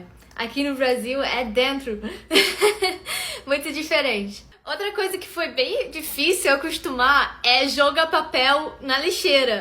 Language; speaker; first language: Portuguese; non-native, fluent; English